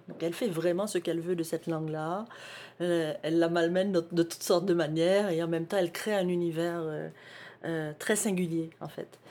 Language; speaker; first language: French; native; French